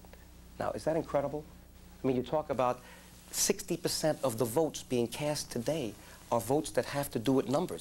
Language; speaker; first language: English; native; English